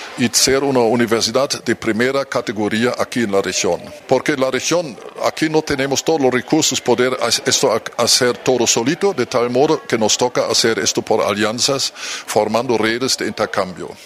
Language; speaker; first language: Spanish; non-native, fluent; German